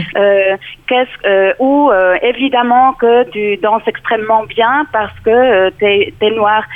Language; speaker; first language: French; non-native, fluent; Spanish